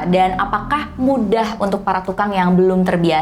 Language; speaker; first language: Indonesian; native; Indonesian